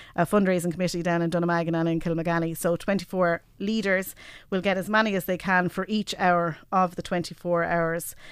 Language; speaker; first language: English; native; English